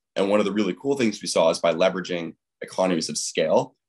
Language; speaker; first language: English; native; English